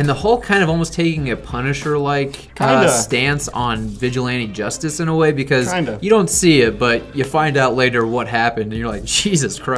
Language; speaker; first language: English; native; English